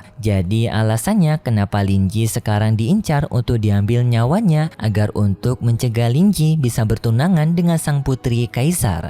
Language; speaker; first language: Indonesian; native; Indonesian